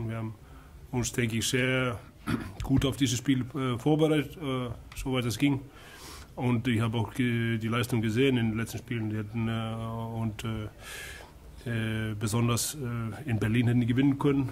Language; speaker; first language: German; non-native, fluent; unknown